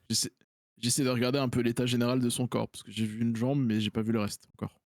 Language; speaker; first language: French; native; French